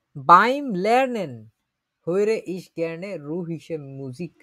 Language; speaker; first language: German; non-native, fluent; Bangla